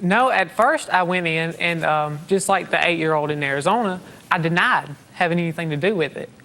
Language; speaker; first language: English; native; English